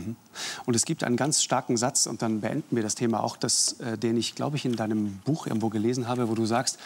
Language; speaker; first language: German; native; German